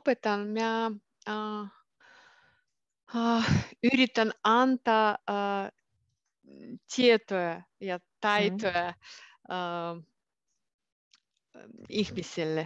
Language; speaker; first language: Finnish; non-native, learner; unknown